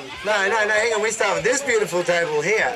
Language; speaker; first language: English; native; English